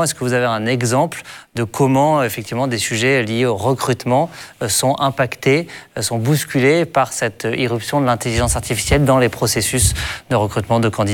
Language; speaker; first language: French; native; French